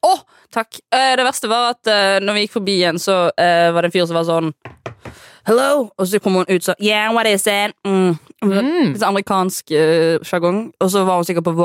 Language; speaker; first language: Norwegian; native; Norwegian